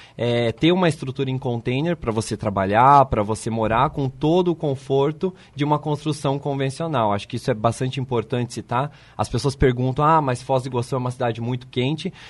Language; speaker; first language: Portuguese; native; Portuguese